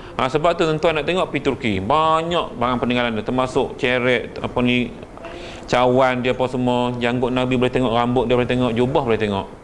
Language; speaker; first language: Malay; native; Malay